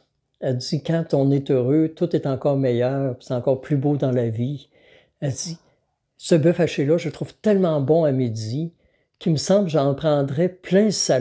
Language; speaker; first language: French; native; French